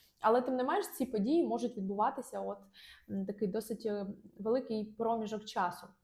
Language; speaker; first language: Ukrainian; non-native, local second language; Russian